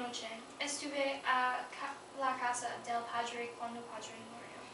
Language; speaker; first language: Spanish; non-native, learner; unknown